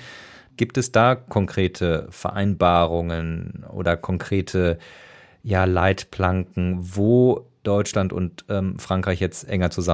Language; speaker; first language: German; native; German